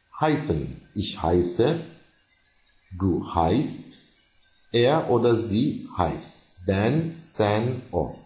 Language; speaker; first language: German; non-native, fluent; Turkish